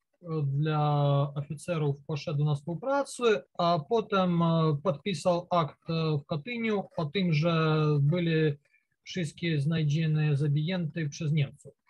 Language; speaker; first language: Polish; non-native, learner; Ukrainian